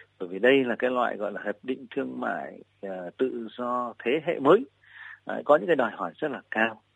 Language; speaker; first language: Vietnamese; native; Vietnamese